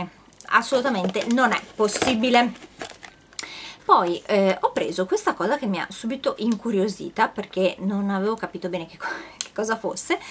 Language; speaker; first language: Italian; native; Italian